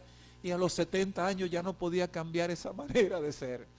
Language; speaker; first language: Spanish; native; Spanish